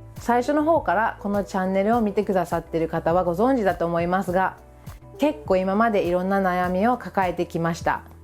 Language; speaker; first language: Japanese; early bilingual, other home language; English